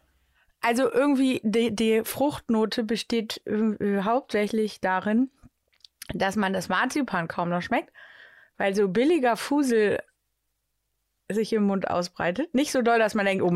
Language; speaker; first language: German; native; German